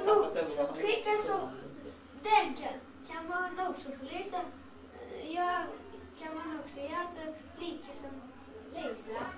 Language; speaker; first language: Swedish; non-native, learner; German